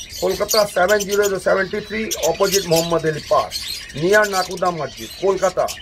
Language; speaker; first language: Hindi; non-native, local second language; Bangla